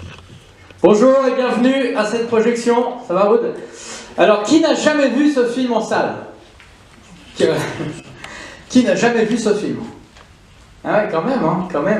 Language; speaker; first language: French; native; French